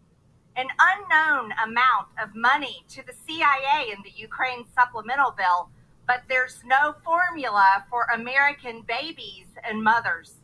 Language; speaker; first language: English; native; English